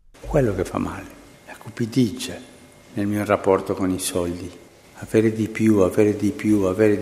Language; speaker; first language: Italian; non-native, fluent; Spanish